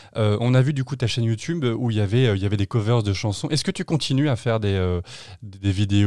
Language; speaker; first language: French; native; French